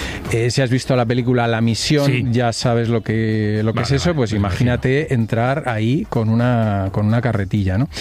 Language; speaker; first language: Spanish; native; Spanish